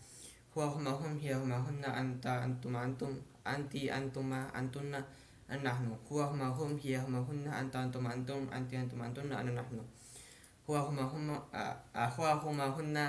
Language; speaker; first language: Arabic; non-native, learner; Filipino